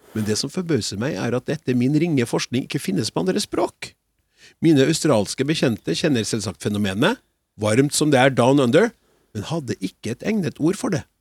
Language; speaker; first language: Norwegian; native; Norwegian